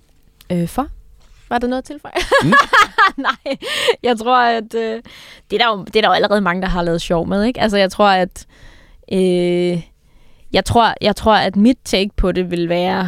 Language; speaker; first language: Danish; native; Danish